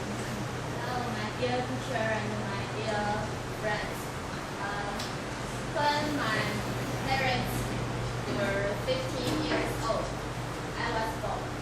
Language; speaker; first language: English; non-native, learner; Chinese